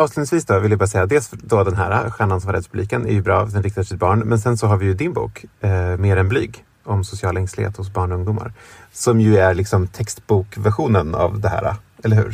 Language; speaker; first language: Swedish; native; Swedish